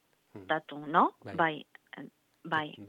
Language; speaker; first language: Basque; non-native, learner; Spanish